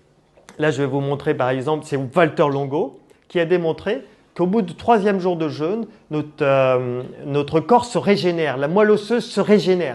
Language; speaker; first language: French; native; French